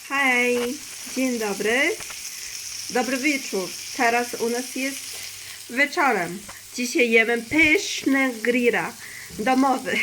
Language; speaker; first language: Polish; non-native, learner; Chinese